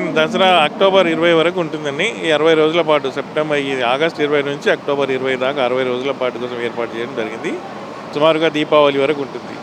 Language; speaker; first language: Telugu; native; Telugu